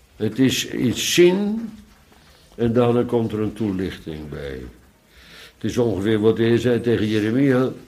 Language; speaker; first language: Dutch; native; Dutch